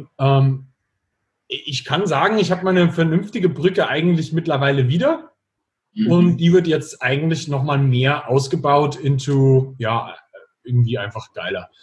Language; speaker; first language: German; native; German